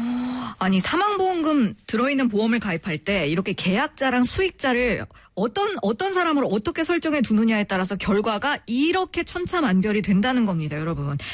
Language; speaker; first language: Korean; native; Korean